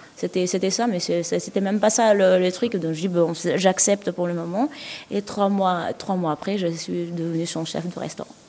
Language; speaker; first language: French; non-native, local second language; Malagasy